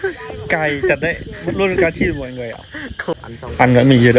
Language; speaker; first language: Vietnamese; native; Vietnamese